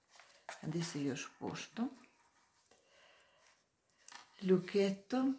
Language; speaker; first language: Italian; non-native, learner; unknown